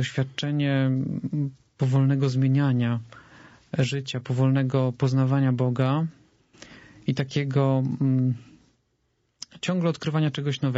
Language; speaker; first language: Polish; native; Polish